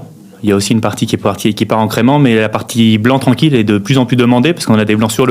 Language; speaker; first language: French; native; French